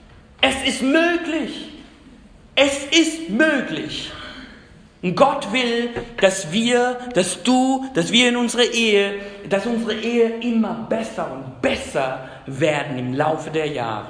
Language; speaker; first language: German; non-native, fluent; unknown